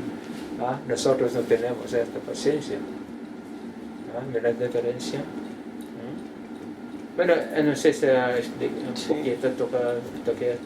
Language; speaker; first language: Spanish; non-native, learner; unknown